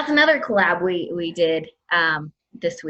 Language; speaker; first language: English; native; English